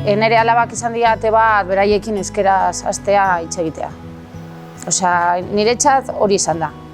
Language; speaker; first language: Basque; non-native, local second language; Spanish